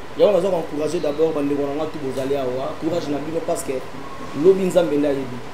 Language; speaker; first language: Lingala; native; Lingala